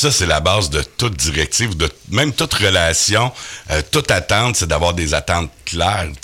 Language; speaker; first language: French; native; French